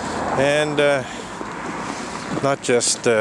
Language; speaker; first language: English; native; English